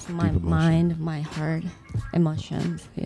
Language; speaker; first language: English; non-native, learner; Japanese